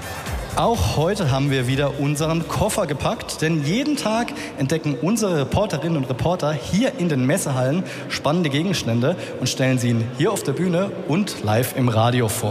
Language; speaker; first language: German; native; German